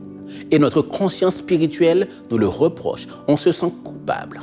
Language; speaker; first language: French; native; French